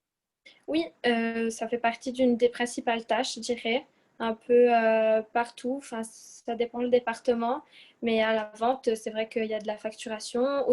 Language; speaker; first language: French; early bilingual, other home language; Portuguese